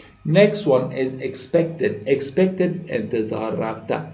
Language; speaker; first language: English; non-native, fluent; Persian